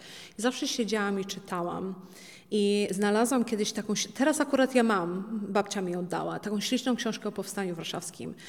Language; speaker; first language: Polish; early bilingual, heritage; Polish